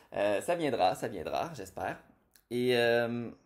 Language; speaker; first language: French; native; French